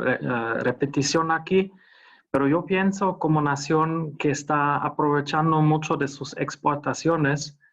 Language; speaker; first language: Spanish; non-native, fluent; German